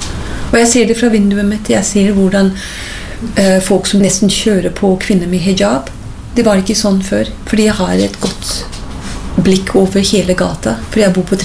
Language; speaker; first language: Norwegian; non-native, fluent; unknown